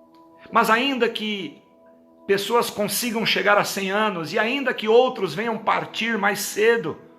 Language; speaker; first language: Portuguese; native; Portuguese